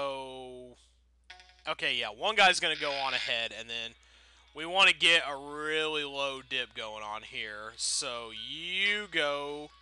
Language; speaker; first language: English; native; English